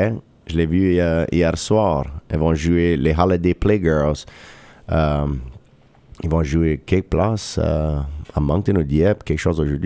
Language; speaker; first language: French; non-native, local second language; English